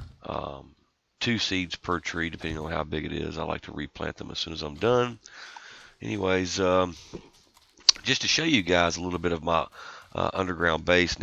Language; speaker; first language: English; native; English